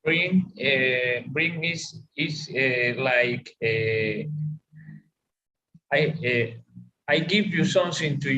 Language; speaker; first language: English; non-native, learner; Spanish